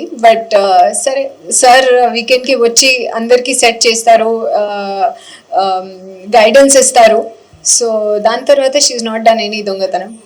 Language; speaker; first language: Telugu; non-native, learner; Hindi